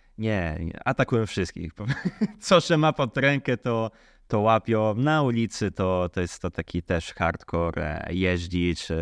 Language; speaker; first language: Polish; early bilingual, heritage; Polish